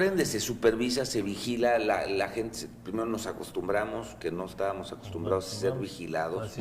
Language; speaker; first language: Spanish; native; Spanish